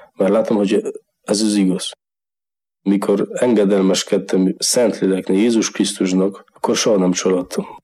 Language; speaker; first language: Hungarian; non-native, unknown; Polish